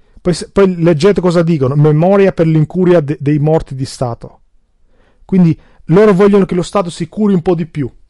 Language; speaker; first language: Italian; early bilingual, other home language; Albanian